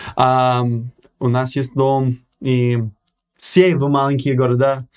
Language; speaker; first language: Russian; non-native, fluent; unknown